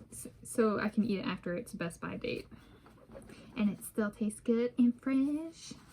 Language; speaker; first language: English; native; English